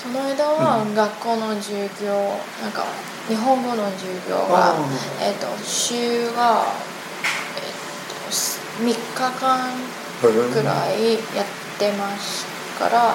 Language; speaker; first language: Japanese; non-native, learner; Chinese